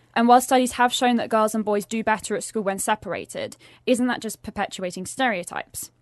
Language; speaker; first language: English; native; English